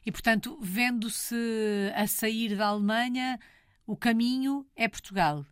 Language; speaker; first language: Portuguese; native; Portuguese